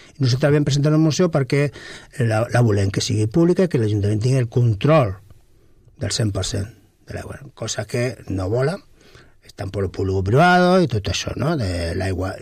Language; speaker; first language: Catalan; non-native, local second language; Spanish